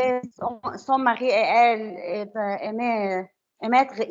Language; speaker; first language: French; non-native, learner; Arabic